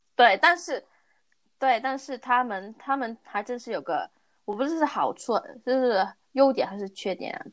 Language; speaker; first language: Chinese; non-native, local second language; Cantonese